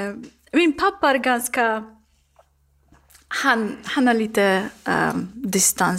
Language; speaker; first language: Swedish; non-native, learner; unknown